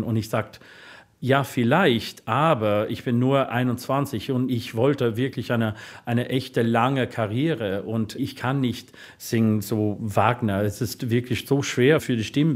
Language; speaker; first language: German; non-native, fluent; English